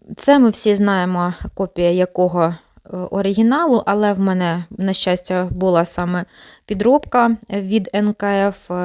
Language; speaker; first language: Ukrainian; non-native, local second language; Russian